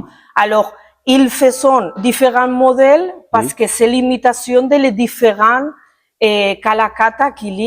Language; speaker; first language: French; non-native, learner; Spanish